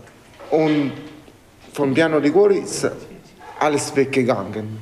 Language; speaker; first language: German; non-native, learner; Italian